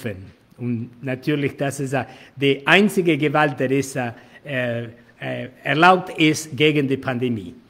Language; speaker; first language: German; non-native, learner; Spanish